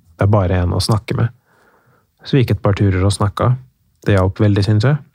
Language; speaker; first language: Norwegian; early bilingual, other home language; Persian